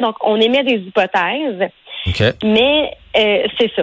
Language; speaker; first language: French; native; French